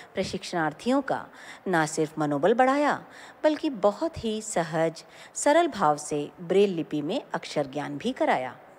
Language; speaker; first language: Hindi; native; Hindi